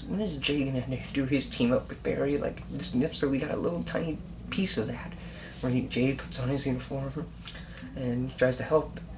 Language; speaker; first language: English; native; English